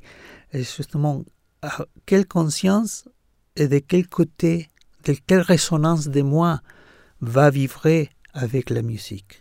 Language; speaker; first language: French; non-native, learner; Spanish